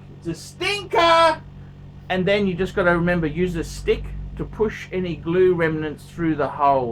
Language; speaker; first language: English; native; English